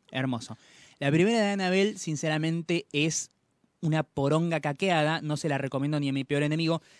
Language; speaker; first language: Spanish; native; Spanish